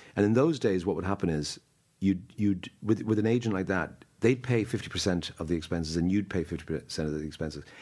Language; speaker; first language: English; native; English